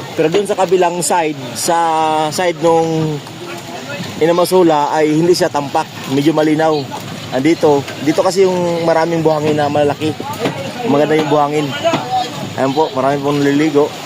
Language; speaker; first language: Filipino; non-native, local second language; Bikol